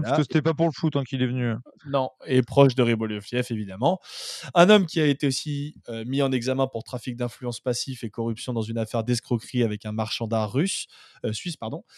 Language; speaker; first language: French; native; French